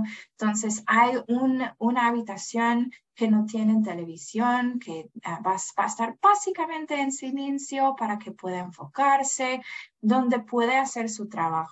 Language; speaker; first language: Spanish; non-native, fluent; English